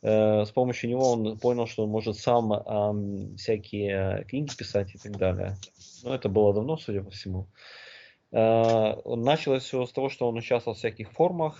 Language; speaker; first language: Russian; native; Russian